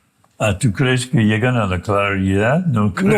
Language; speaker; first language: Spanish; non-native, fluent; English